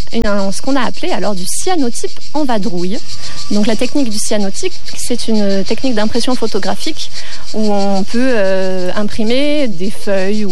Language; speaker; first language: French; native; French